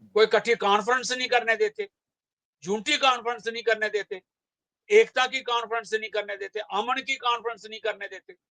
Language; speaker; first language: Hindi; non-native, local second language; Dogri